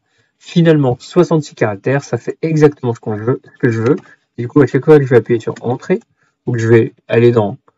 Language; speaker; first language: French; native; French